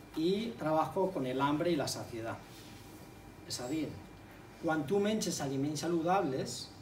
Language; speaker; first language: Spanish; non-native, local second language; Catalan